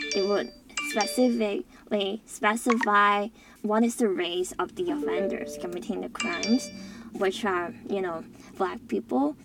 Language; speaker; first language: English; non-native, local second language; Cantonese